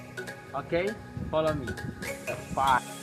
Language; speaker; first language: English; non-native, learner; Indonesian